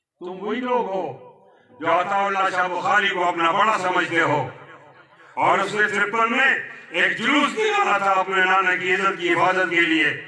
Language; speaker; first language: Urdu; non-native, local second language; Pashto